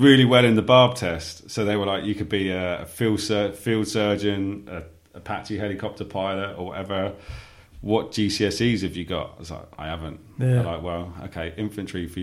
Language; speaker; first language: English; native; English